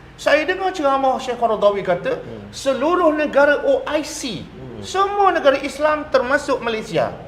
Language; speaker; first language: Malay; native; Malay